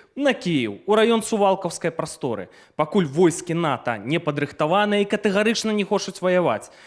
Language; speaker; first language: Belarusian; native; Belarusian